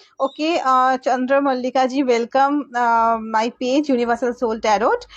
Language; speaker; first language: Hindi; non-native, local second language; Bangla